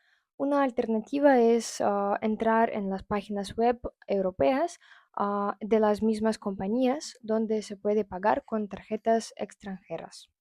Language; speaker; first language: Spanish; non-native, fluent; Russian